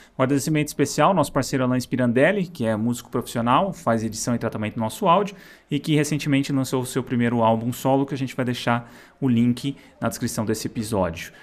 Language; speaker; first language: Portuguese; native; Portuguese